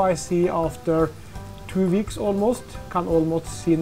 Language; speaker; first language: English; non-native, fluent; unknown